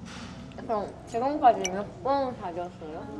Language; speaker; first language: Korean; non-native, fluent; Japanese